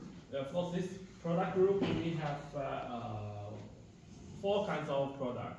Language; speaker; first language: English; non-native, local second language; Chinese